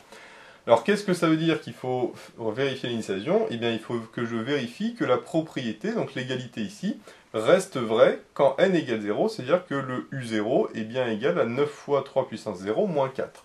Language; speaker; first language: French; native; French